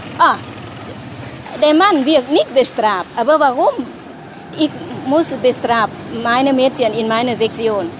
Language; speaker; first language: German; non-native, learner; Lao